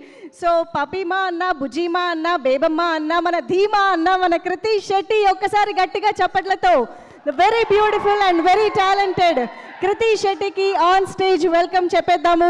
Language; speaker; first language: Telugu; native; Telugu